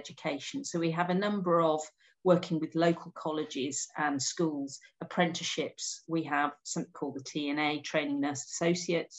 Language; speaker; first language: English; native; English